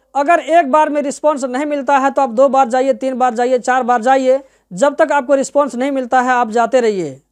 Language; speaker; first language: Hindi; native; Hindi